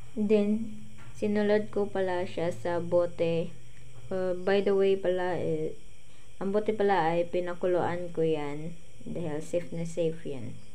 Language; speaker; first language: Filipino; non-native, local second language; Cebuano